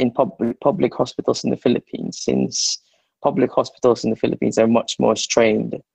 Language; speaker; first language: English; non-native, local second language; Filipino